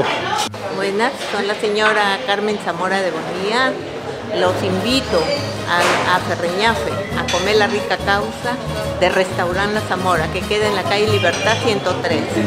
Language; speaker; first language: Spanish; native; Spanish